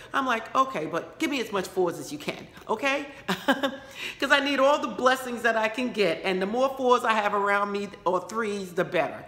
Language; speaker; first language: English; native; English